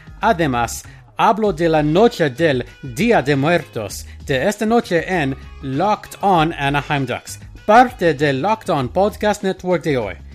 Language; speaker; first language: Spanish; non-native, learner; English